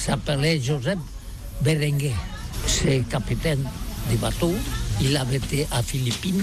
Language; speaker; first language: French; non-native, learner; Catalan